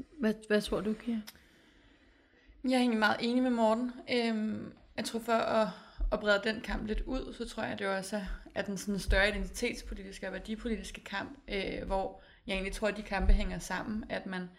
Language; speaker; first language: Danish; native; Danish